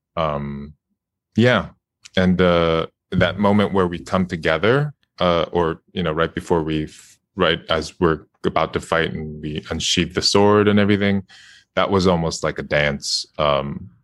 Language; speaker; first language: English; non-native, fluent; Japanese